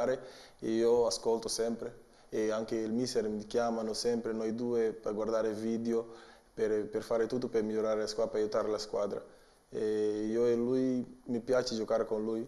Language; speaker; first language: Italian; non-native, learner; Portuguese